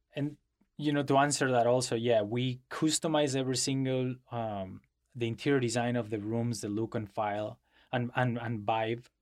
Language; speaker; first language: English; non-native, fluent; Spanish